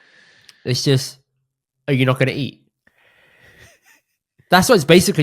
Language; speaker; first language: English; early bilingual, other home language; Punjabi